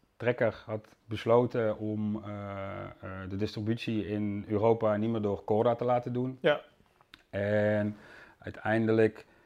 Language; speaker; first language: Dutch; native; Dutch